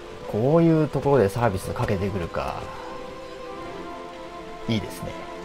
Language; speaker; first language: Japanese; native; Japanese